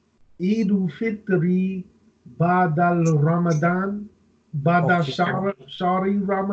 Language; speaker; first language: Arabic; non-native, learner; English